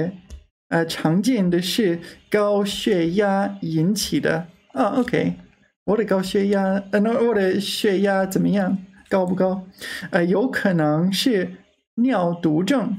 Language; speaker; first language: Chinese; non-native, learner; English